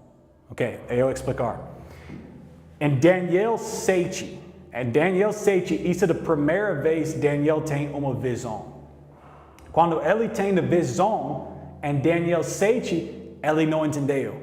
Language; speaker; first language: Portuguese; non-native, learner; English